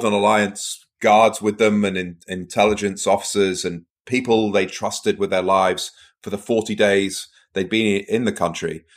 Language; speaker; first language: English; native; English